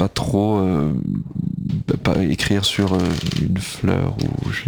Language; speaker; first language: French; native; French